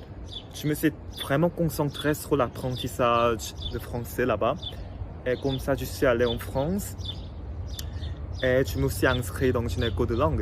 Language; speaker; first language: French; non-native, fluent; Korean